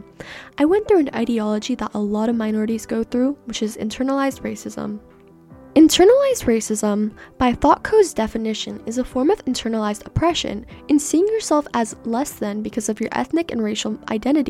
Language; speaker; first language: English; early bilingual, other home language; Persian